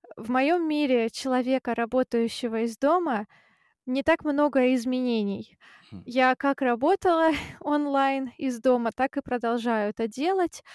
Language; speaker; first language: Russian; native; Russian